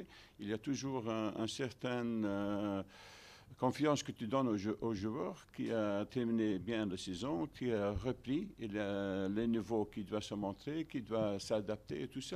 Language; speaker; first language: French; non-native, fluent; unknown